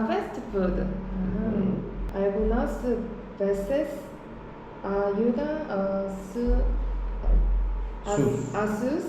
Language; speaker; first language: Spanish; non-native, learner; Korean